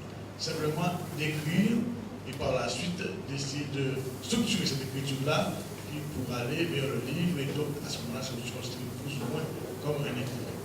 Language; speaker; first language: French; native; French